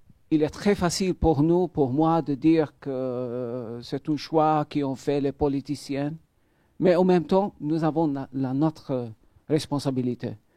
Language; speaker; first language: French; non-native, fluent; Maltese